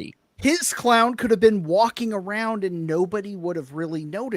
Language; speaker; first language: English; native; English